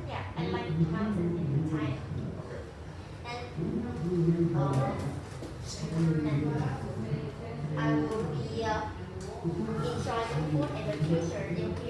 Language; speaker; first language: English; non-native, learner; Vietnamese